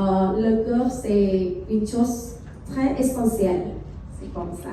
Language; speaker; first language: French; non-native, fluent; Thai